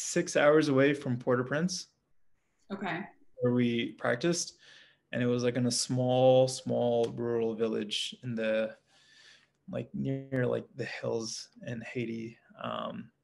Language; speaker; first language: English; native; English